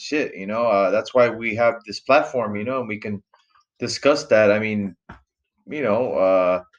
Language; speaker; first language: English; early bilingual, other home language; Spanish